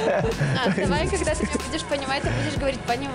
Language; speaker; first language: Russian; native; Russian